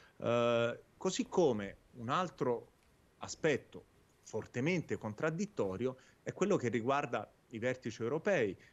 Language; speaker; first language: Italian; native; Italian